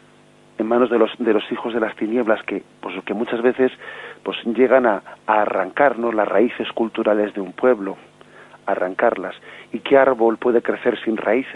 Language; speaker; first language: Spanish; native; Spanish